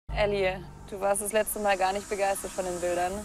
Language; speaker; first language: German; native; German